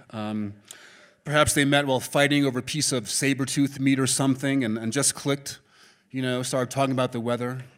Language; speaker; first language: English; native; English